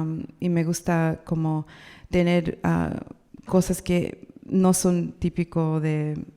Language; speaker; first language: Spanish; non-native, learner; English